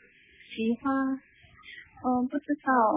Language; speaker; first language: Chinese; non-native, learner; Korean